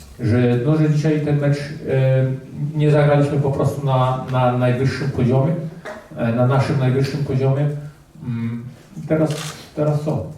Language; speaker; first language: Polish; early bilingual, heritage; Polish